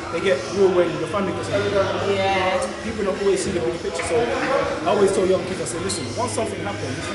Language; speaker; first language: English; native; English